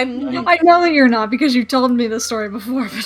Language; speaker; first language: English; native; English